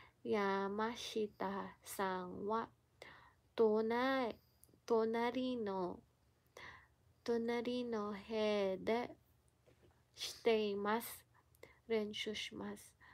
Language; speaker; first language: Japanese; non-native, learner; Filipino